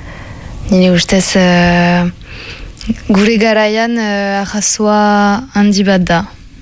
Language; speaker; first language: Basque; non-native, local second language; French